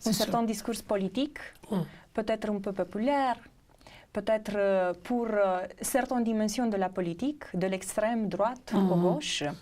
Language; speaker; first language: French; non-native, fluent; Romanian